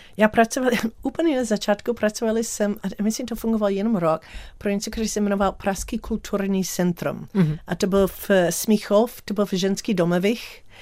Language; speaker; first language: Czech; non-native, learner; English